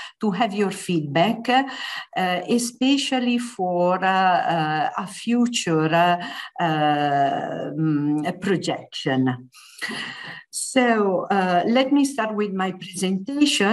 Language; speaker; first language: English; non-native, fluent; Italian